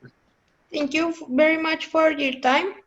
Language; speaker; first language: English; non-native, learner; Spanish